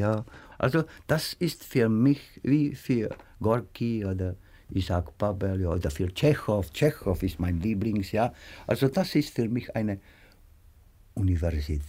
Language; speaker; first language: German; non-native, fluent; Czech